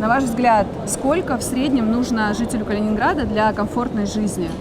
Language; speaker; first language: Russian; native; Russian